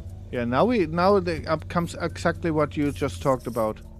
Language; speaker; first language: English; non-native, fluent; German